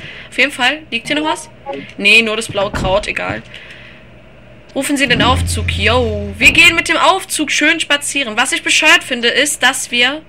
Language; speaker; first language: German; native; German